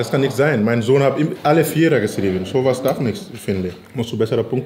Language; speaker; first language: German; native; German